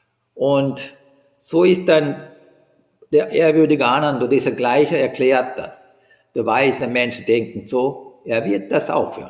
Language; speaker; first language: German; non-native, fluent; Sinhala